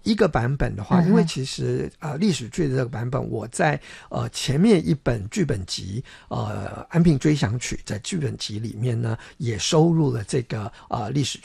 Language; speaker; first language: Chinese; non-native, local second language; Min Nan Chinese